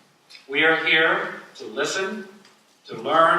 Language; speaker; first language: English; native; English